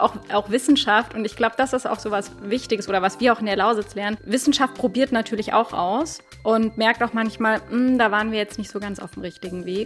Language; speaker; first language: German; native; German